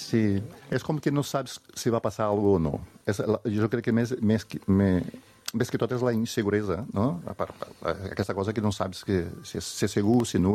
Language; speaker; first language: Catalan; non-native, fluent; Portuguese